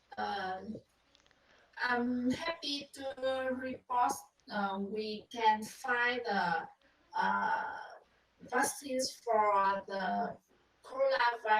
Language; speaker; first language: English; non-native, learner; Vietnamese